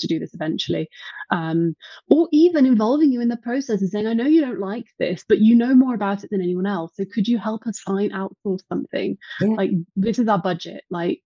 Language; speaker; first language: English; native; English